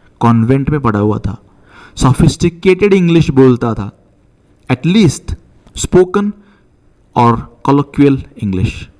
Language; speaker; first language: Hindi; non-native, local second language; Marathi